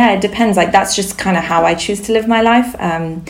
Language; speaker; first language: English; non-native, fluent; Sindhi